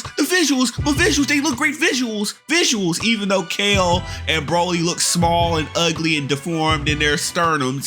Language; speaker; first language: English; native; English